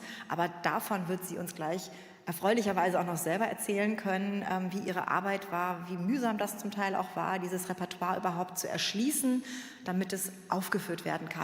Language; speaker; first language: German; native; German